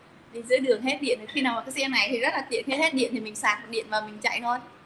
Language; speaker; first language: Vietnamese; native; Vietnamese